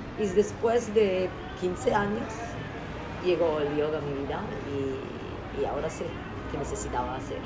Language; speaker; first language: Spanish; non-native, fluent; Italian